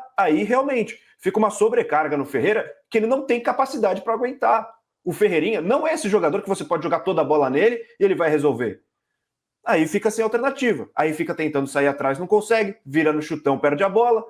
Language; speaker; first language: Portuguese; native; Portuguese